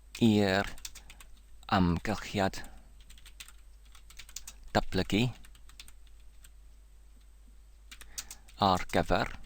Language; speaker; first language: Welsh; non-native, learner; English